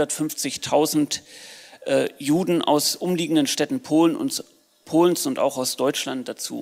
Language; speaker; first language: German; native; German